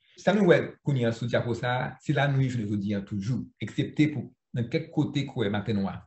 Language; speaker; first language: Haitian Creole; native; Haitian Creole